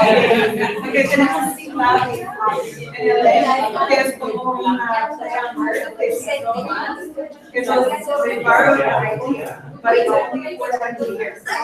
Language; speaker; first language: Spanish; non-native, fluent; English